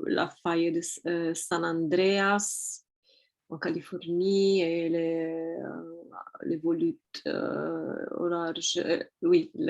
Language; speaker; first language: French; non-native, fluent; Italian